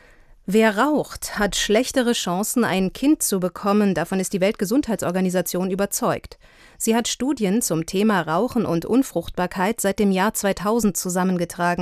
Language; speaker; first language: German; native; German